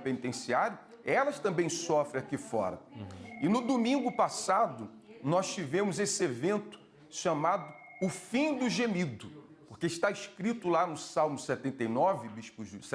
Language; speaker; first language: Portuguese; native; Portuguese